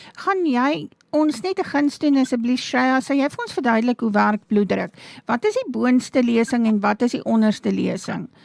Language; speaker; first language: Afrikaans; native; Afrikaans